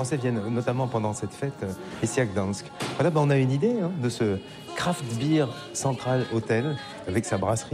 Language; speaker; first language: French; native; French